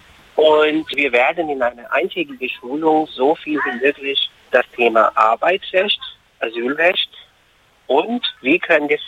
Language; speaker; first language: German; non-native, fluent; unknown